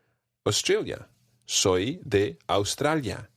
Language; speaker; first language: Spanish; non-native, fluent; English